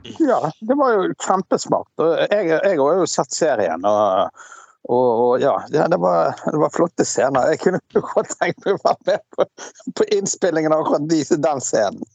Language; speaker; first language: Norwegian; native; Norwegian